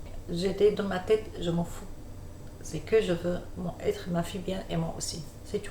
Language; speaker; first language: French; non-native, learner; Arabic